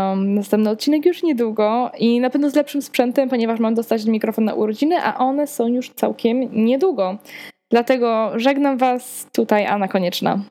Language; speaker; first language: Polish; early bilingual, heritage; Polish